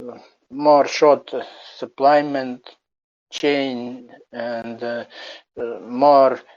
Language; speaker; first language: English; non-native, learner; Ukrainian